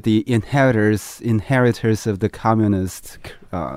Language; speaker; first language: English; non-native, fluent; Chinese